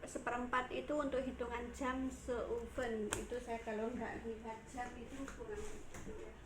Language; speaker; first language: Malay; non-native, local second language; Javanese